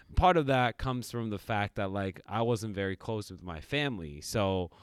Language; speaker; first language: English; early bilingual, other home language; Japanese